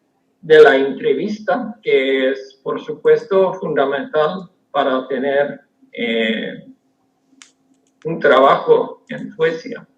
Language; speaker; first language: Spanish; non-native, fluent; Swedish